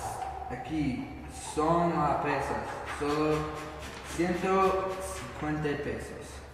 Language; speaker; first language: Spanish; non-native, learner; English